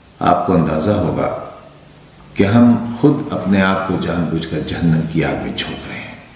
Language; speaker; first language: Urdu; native; Urdu